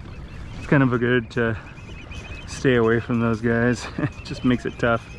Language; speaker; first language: English; native; English